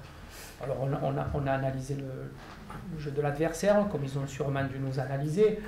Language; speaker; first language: French; native; French